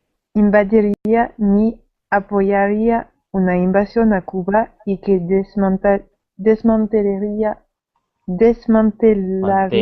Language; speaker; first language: Spanish; non-native, learner; French